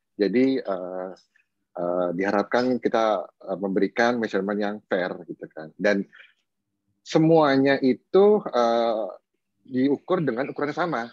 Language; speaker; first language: Indonesian; native; Indonesian